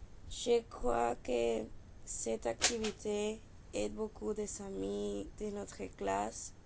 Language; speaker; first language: French; non-native, learner; Spanish